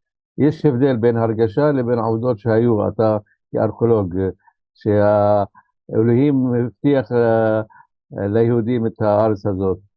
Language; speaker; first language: Hebrew; non-native, local second language; Arabic